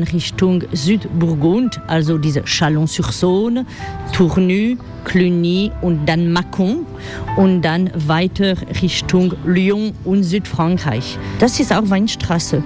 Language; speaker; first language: German; non-native, fluent; French